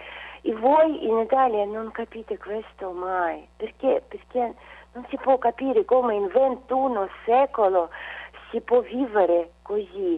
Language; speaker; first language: Italian; non-native, fluent; Russian